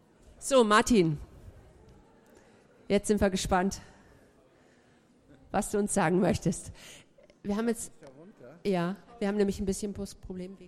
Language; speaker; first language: German; native; German